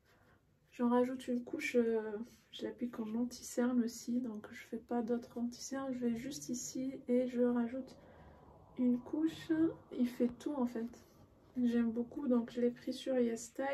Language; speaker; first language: French; native; French